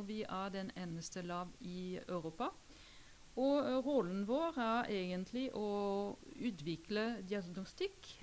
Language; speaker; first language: Norwegian; non-native, fluent; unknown